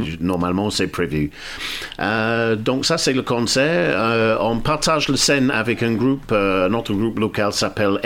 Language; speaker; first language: French; non-native, fluent; English